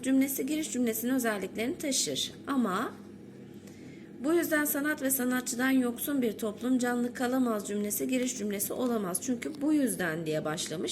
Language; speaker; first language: Turkish; native; Turkish